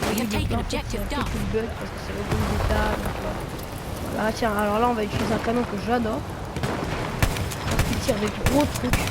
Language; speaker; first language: French; native; French